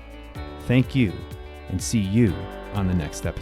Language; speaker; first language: English; native; English